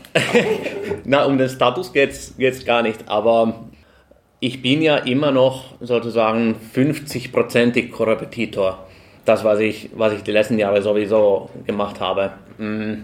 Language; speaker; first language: German; non-native, fluent; Finnish